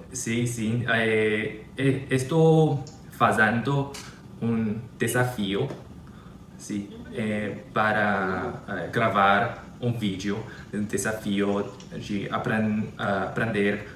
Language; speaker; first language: Portuguese; non-native, learner; Chinese